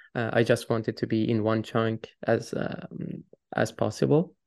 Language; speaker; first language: English; non-native, fluent; Persian